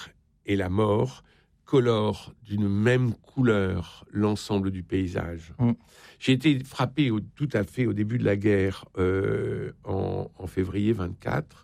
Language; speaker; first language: French; native; French